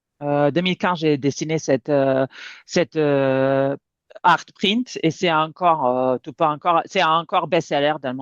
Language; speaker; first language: French; non-native, fluent; Serbian